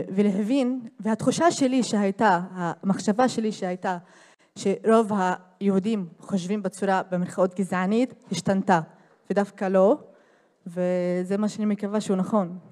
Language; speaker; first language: Hebrew; non-native, local second language; Arabic